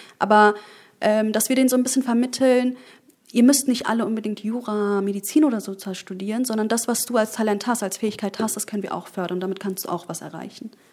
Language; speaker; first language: German; early bilingual, other home language; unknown